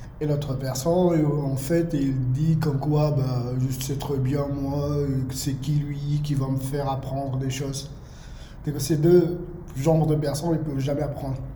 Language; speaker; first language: French; non-native, local second language; Arabic